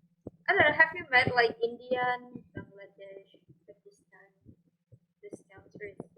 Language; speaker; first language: English; non-native, fluent; Indonesian